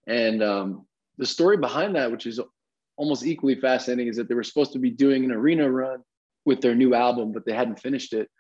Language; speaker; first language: English; native; English